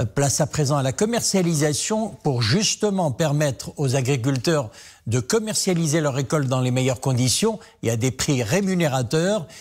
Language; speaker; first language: French; non-native, local second language; Arabic